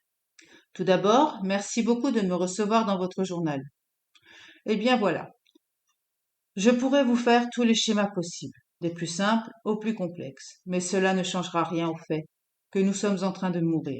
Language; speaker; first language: French; native; French